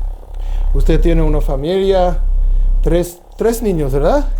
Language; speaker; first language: Spanish; non-native, learner; English